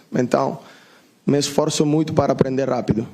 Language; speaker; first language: Portuguese; non-native, learner; Italian